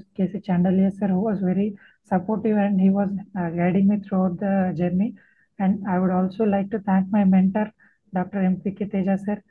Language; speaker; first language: English; non-native, local second language; Telugu